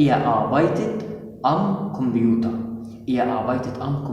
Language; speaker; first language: German; non-native, fluent; Arabic